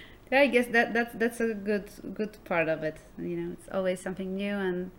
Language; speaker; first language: English; non-native, fluent; Polish